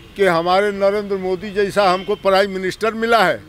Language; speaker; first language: Hindi; native; Hindi